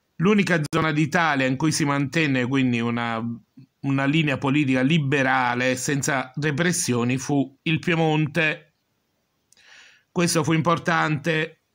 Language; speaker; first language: Italian; native; Italian